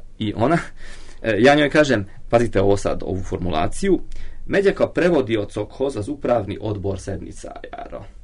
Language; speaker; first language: Serbian; native; Serbian